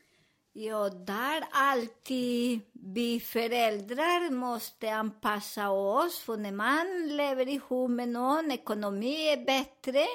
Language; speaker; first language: Swedish; non-native, learner; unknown